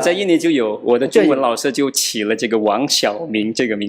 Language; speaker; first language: Chinese; non-native, fluent; Madurese